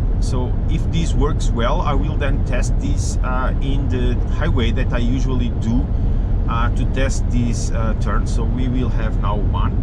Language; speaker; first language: English; non-native, fluent; Portuguese